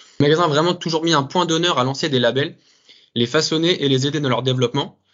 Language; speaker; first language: French; native; French